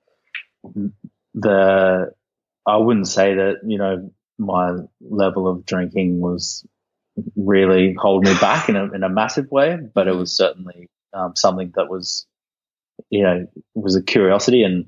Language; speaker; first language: English; native; English